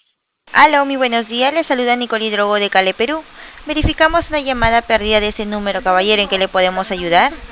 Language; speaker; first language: Spanish; native; Spanish